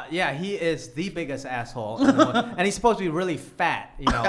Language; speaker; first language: English; early bilingual, other home language; Cantonese